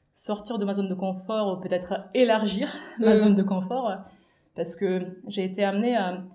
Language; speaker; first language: French; non-native, fluent; Russian